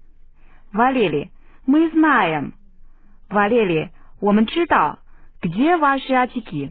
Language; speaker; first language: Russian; non-native, fluent; Chinese